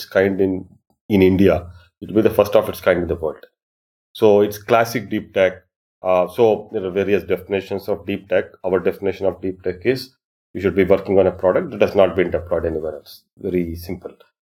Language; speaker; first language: English; non-native, local second language; Kannada